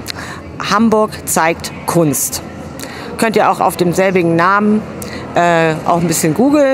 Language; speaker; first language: German; native; German